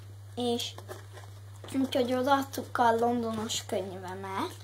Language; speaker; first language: Hungarian; early bilingual, heritage; Hungarian